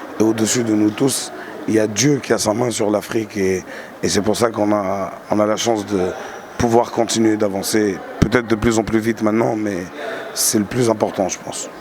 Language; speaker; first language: French; non-native, local second language; Arabic